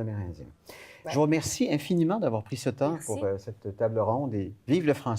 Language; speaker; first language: French; native; French